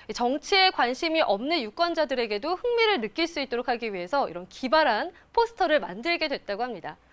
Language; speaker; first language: Korean; native; Korean